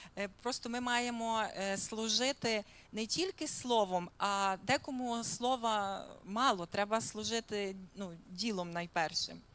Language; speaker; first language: Ukrainian; native; Ukrainian